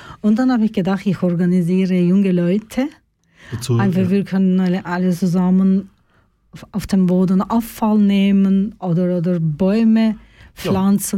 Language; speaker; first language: German; non-native, learner; Turkish